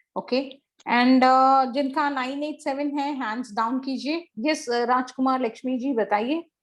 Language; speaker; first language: Hindi; non-native, local second language; Tamil